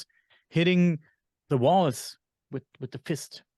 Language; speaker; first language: English; non-native, fluent; German